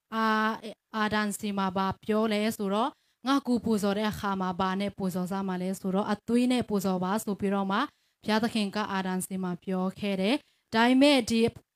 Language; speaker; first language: Burmese; non-native, local second language; Tedim Chin